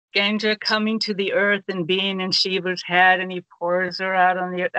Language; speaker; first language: English; native; English